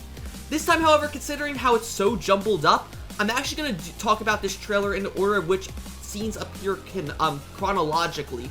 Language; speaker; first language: English; native; English